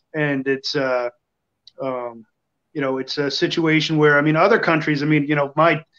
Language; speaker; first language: English; native; English